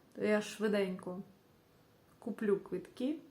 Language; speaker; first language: Ukrainian; native; Ukrainian